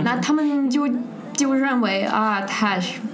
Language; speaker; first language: Chinese; non-native, fluent; Russian